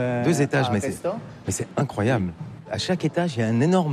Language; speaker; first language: French; native; French